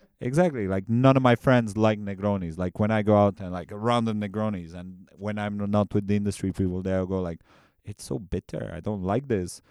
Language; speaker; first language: English; non-native, fluent; Romanian